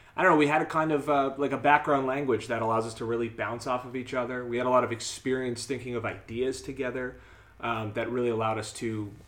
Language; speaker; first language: English; native; English